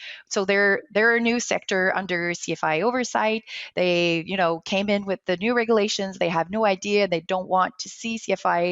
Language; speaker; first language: English; non-native, local second language; French